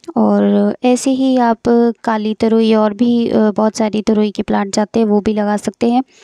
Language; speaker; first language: Hindi; native; Hindi